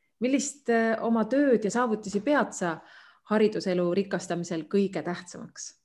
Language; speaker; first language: Estonian; native; Estonian